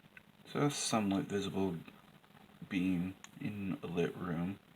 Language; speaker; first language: English; native; English